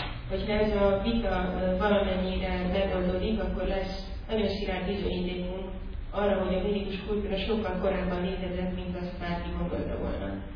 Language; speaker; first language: Hungarian; native; Hungarian